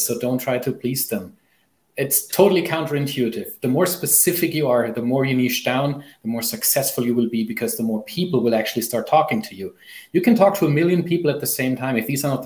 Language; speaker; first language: English; non-native, fluent; German